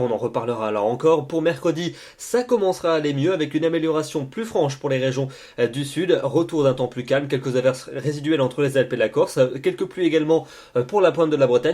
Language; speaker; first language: French; native; French